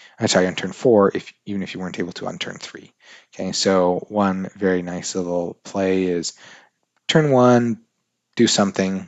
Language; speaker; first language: English; native; English